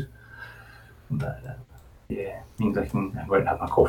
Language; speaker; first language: English; native; English